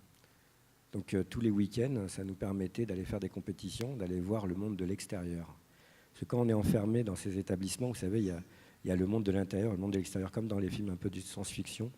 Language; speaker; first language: French; native; French